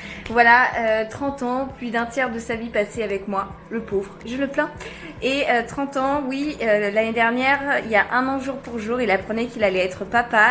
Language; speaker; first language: French; native; French